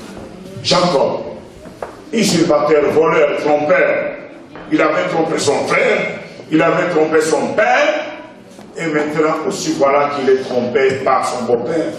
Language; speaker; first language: French; non-native, local second language; Lingala